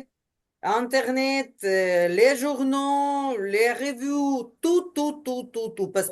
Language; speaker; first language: French; non-native, learner; Ukrainian